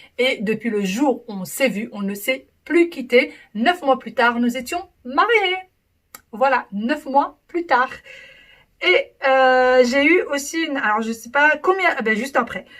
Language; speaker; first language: French; early bilingual, other home language; Arabic